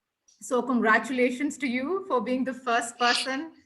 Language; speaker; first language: English; non-native, local second language; Hindi